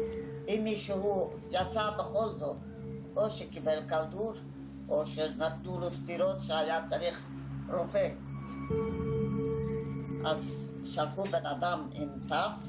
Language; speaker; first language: Hebrew; non-native, fluent; Hungarian